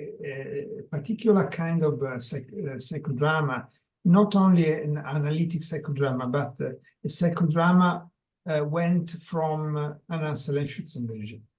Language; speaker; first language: English; non-native, learner; Italian